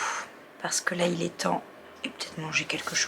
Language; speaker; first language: French; native; French